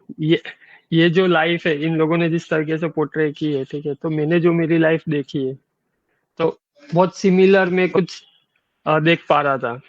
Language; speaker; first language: Hindi; non-native, local second language; Gujarati